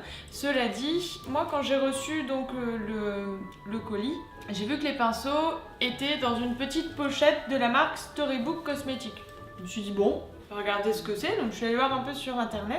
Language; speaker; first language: French; native; French